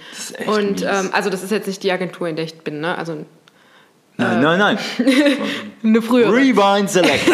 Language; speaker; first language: German; native; German